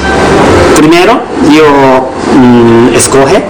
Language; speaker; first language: Spanish; non-native, learner; Japanese